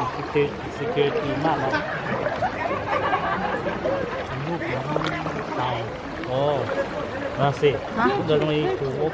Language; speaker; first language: Thai; non-native, learner; Hmong